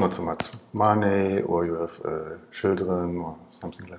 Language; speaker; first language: English; non-native, learner; German